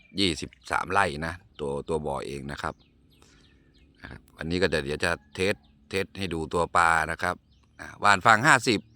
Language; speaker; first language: Thai; non-native, local second language; Lao